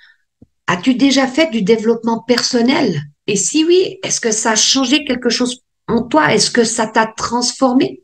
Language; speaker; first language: French; native; French